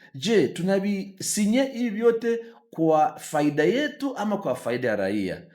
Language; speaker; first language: Swahili; native; Swahili